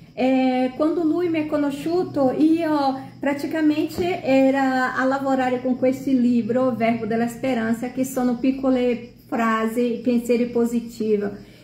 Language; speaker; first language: Italian; non-native, fluent; Portuguese